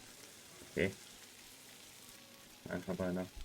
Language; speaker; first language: Arabic; native; Arabic